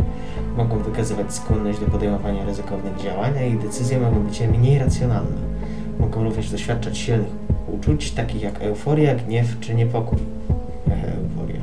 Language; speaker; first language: Polish; native; Polish